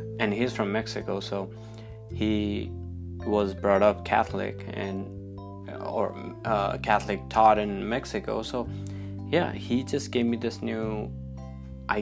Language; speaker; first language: English; non-native, local second language; Nepali